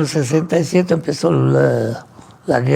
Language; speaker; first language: Spanish; non-native, fluent; Arabic